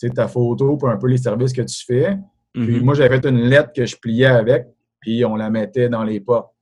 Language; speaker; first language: French; native; French